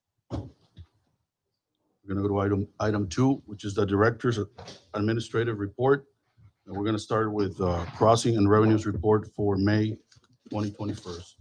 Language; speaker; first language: English; native; English